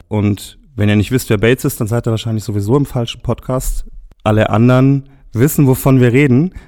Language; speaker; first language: German; native; German